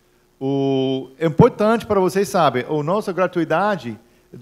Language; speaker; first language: Portuguese; non-native, fluent; English